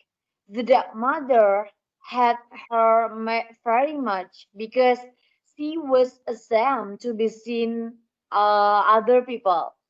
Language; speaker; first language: English; non-native, learner; Indonesian